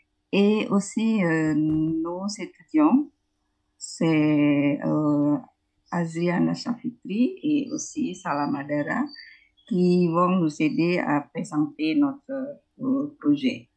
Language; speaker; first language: French; non-native, fluent; Indonesian